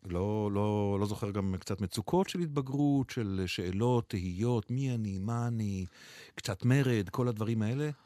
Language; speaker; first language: Hebrew; native; Hebrew